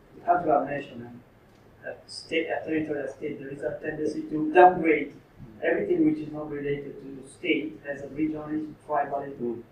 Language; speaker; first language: English; non-native, fluent; Italian